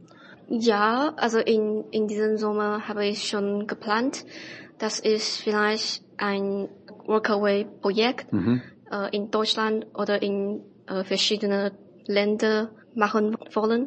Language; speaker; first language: German; non-native, learner; Chinese